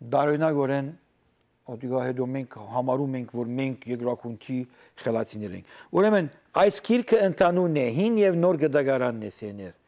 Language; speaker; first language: Armenian; native; Armenian